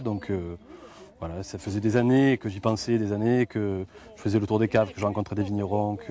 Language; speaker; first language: French; native; French